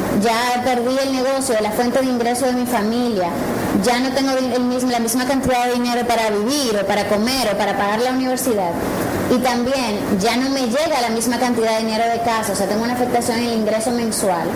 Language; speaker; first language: Spanish; native; Spanish